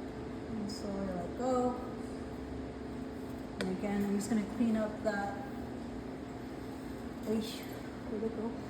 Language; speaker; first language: English; native; English